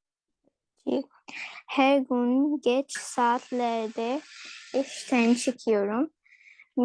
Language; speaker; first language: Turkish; non-native, learner; Urdu